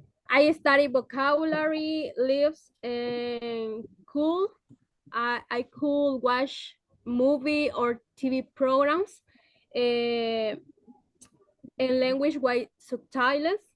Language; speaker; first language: English; non-native, learner; Spanish